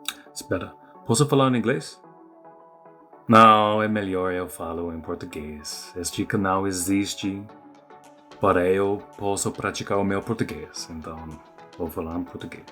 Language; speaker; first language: Portuguese; non-native, fluent; English